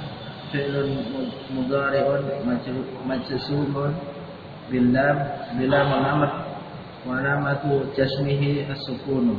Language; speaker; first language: Arabic; non-native, learner; Indonesian